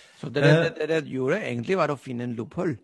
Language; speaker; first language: Norwegian; non-native, fluent; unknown